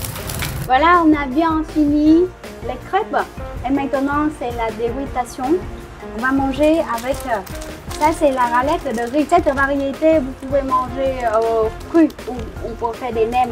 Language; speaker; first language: French; non-native, fluent; Vietnamese